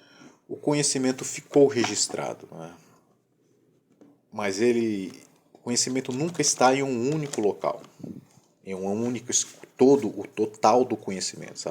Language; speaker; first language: Portuguese; native; Portuguese